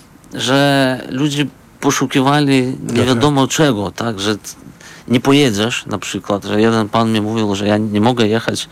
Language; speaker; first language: Polish; non-native, fluent; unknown